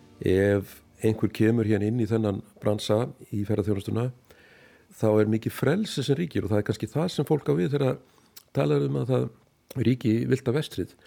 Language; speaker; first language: Icelandic; native; Icelandic